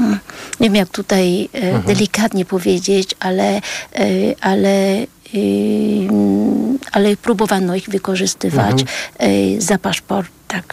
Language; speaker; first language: Polish; early bilingual, other home language; Vietnamese